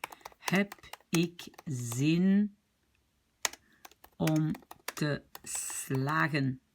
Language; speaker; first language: Dutch; non-native, local second language; French